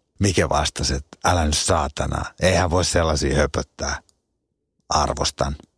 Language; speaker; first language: Finnish; native; Finnish